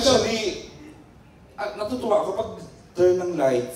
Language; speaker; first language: Filipino; native; Filipino